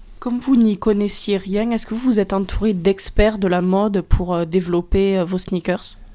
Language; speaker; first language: French; native; French